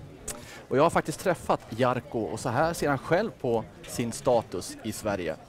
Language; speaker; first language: Swedish; native; Swedish